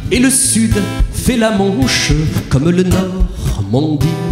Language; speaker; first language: French; native; French